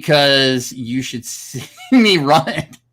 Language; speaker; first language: English; native; English